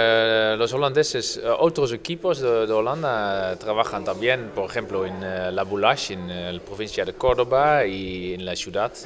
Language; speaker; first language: Spanish; non-native, learner; Dutch